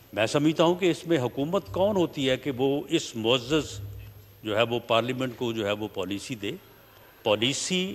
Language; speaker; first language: Urdu; native; Urdu